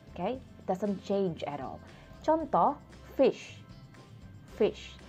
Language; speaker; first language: English; non-native, fluent; Indonesian